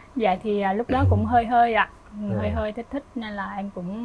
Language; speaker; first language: Vietnamese; native; Vietnamese